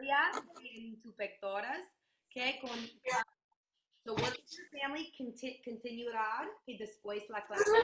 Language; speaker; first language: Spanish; non-native, learner; English